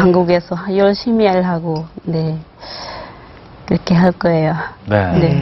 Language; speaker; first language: Korean; non-native, fluent; Filipino